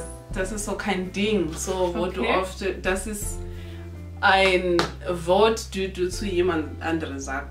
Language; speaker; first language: German; non-native, local second language; North Ndebele